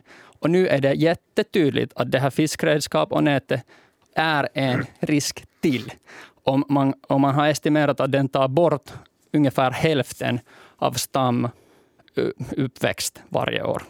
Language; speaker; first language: Swedish; native; Swedish